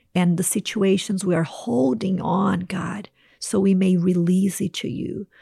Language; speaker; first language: English; non-native, fluent; Portuguese